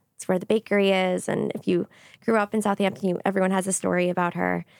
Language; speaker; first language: English; native; English